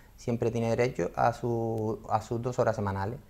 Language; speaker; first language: Spanish; native; Spanish